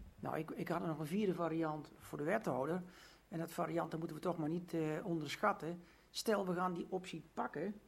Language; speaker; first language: Dutch; native; Dutch